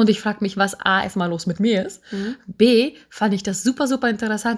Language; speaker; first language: German; native; German